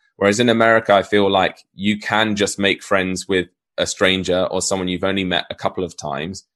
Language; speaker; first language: English; native; English